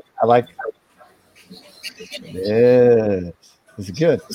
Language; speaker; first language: English; non-native, learner; Portuguese